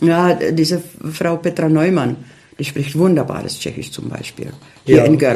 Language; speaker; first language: German; early bilingual, heritage; Czech